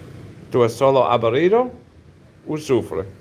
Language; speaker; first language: Spanish; non-native, learner; English